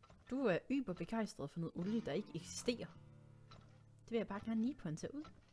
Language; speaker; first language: Danish; native; Danish